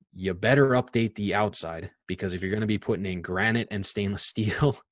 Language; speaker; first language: English; native; English